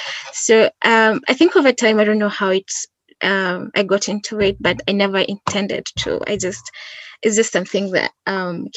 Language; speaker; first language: English; non-native, local second language; Gusii